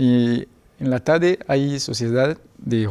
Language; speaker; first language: Spanish; non-native, learner; Ewe